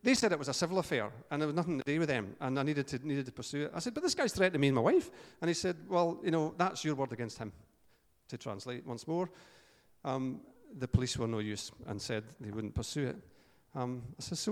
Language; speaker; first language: English; native; English